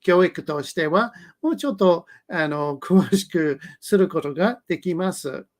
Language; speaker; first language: Japanese; non-native, learner; English